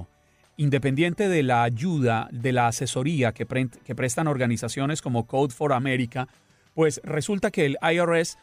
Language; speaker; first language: Spanish; native; Spanish